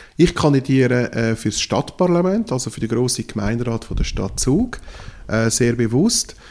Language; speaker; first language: German; non-native, local second language; French